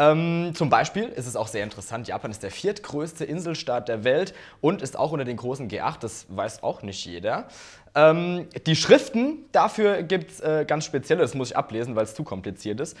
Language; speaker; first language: German; native; German